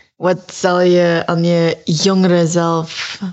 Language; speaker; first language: Dutch; non-native, learner; Filipino